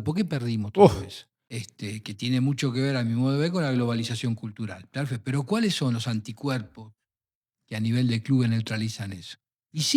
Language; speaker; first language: Spanish; native; Spanish